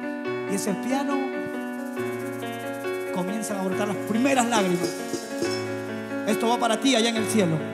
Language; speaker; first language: Spanish; native; Spanish